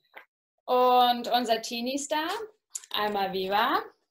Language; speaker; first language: German; native; German